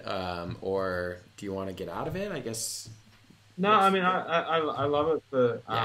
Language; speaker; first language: English; native; English